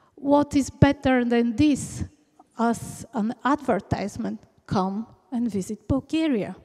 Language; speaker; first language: English; non-native, fluent; Bulgarian